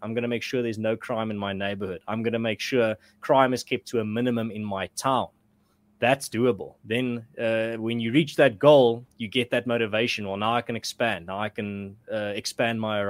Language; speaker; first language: English; non-native, local second language; Afrikaans